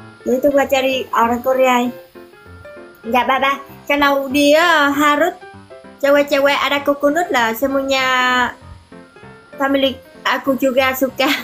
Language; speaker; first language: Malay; non-native, learner; Vietnamese